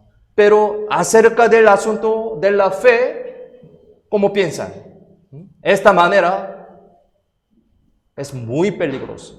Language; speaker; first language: Spanish; non-native, fluent; Korean